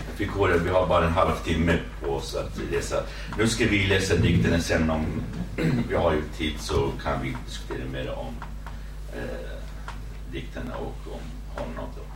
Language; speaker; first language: Swedish; non-native, fluent; Kurdish